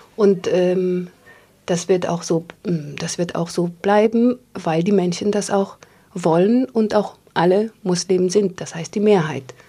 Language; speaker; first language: German; non-native, fluent; Pashto